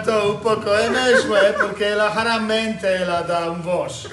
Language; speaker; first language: Portuguese; non-native, learner; Polish